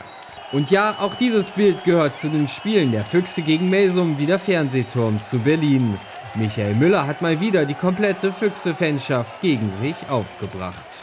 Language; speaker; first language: German; native; German